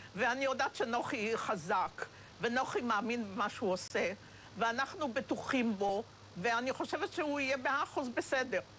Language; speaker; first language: Hebrew; native; Hebrew